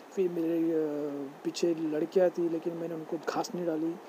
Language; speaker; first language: Hindi; non-native, local second language; Marathi